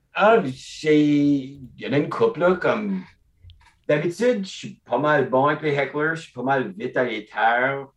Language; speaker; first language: French; non-native, local second language; English